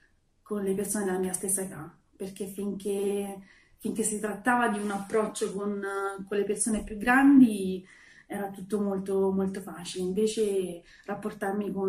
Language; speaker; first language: Italian; non-native, fluent; Portuguese